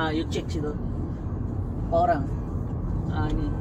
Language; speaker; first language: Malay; non-native, local second language; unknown